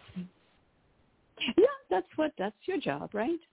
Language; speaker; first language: English; non-native, fluent; French